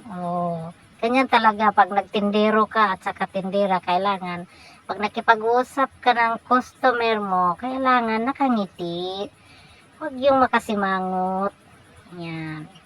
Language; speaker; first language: Filipino; non-native, local second language; Cebuano